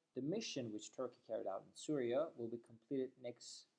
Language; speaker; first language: English; non-native, fluent; Azerbaijani